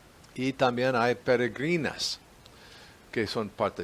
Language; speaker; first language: Spanish; non-native, fluent; English